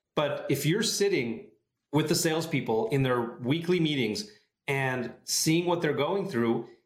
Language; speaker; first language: English; non-native, fluent; Hebrew